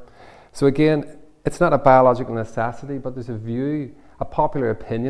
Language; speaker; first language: English; native; English